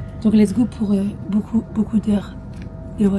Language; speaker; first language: French; native; French